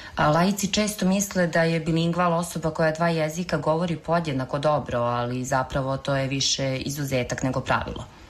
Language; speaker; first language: Serbian; native; Serbian